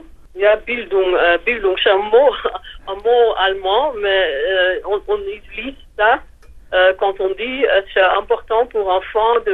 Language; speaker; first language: French; non-native, fluent; Dutch